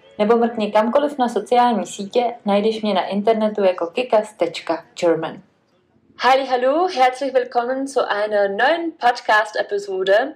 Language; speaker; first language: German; non-native, fluent; Czech